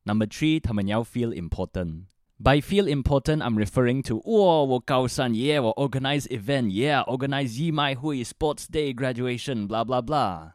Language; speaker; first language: English; non-native, local second language; Chinese